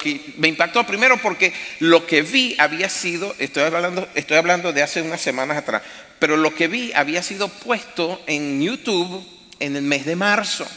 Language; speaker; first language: Spanish; native; Spanish